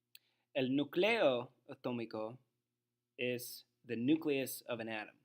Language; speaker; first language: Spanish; non-native, learner; English